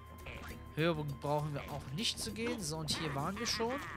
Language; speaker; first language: German; native; German